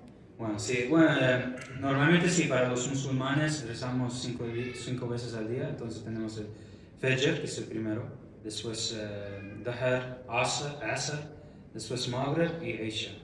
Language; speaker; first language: Spanish; non-native, fluent; Arabic